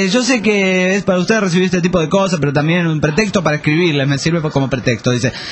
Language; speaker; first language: Spanish; native; Spanish